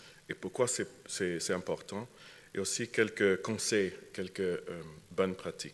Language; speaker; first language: French; non-native, fluent; English